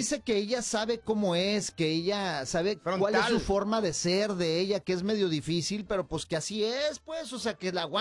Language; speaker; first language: Spanish; native; Spanish